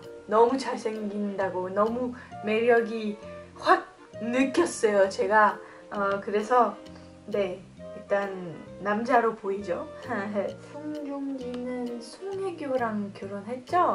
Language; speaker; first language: Korean; non-native, fluent; French